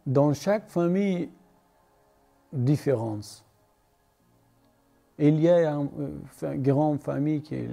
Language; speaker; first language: French; non-native, learner; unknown